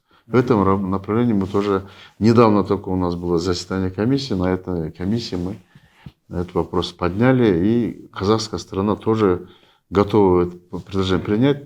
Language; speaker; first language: Russian; non-native, local second language; Kyrgyz